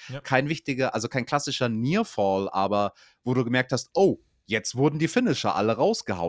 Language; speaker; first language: German; native; German